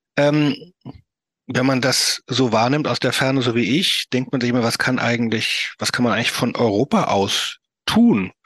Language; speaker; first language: German; native; German